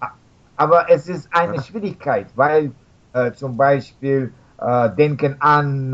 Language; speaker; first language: German; non-native, learner; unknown